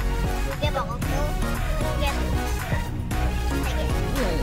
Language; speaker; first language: Korean; early bilingual, other home language; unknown